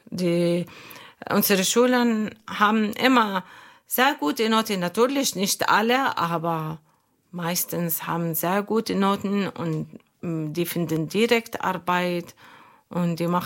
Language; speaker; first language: German; non-native, learner; Arabic